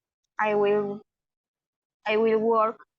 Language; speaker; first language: English; non-native, learner; Spanish